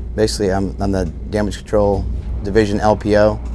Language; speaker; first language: English; native; English